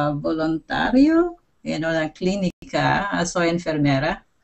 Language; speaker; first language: Spanish; non-native, learner; English